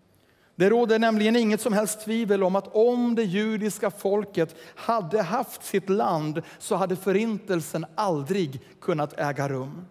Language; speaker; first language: Swedish; native; Swedish